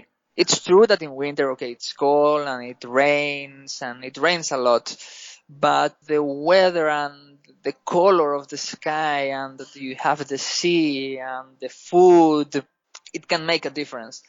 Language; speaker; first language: English; non-native, fluent; Spanish